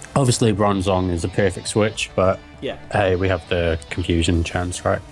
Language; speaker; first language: English; native; English